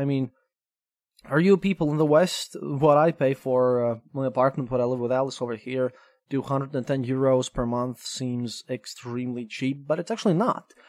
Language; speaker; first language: English; non-native, fluent; Russian